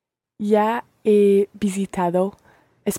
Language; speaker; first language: Spanish; non-native, learner; English